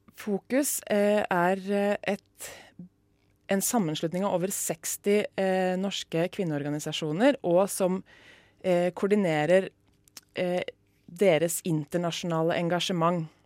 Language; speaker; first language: Norwegian; native; Norwegian